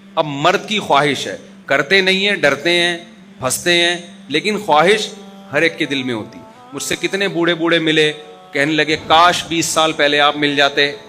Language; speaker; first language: Urdu; native; Urdu